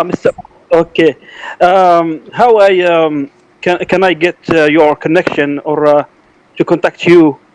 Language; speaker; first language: English; non-native, local second language; Arabic